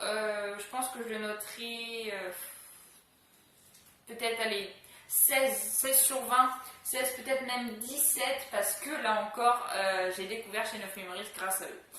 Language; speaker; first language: French; native; French